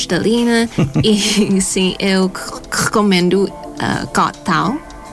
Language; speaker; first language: Portuguese; non-native, fluent; Thai